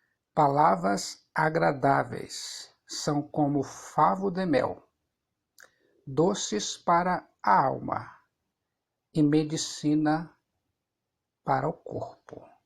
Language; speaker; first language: Portuguese; native; Portuguese